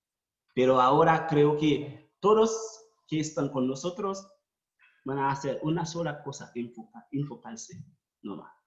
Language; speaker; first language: Spanish; non-native, fluent; Haitian Creole